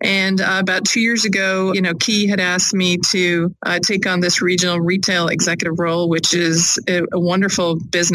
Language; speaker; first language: English; native; English